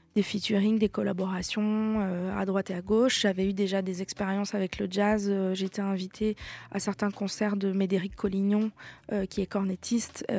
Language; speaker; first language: French; native; French